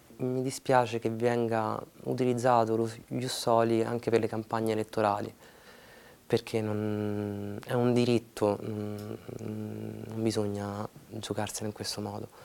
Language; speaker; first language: Italian; early bilingual, other home language; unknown